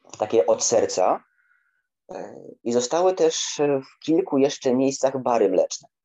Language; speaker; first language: Polish; native; Polish